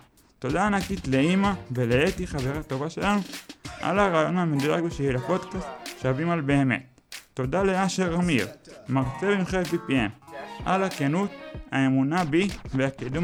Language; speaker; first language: Hebrew; native; Hebrew